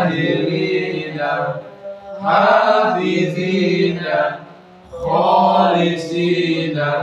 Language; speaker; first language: Arabic; non-native, learner; Indonesian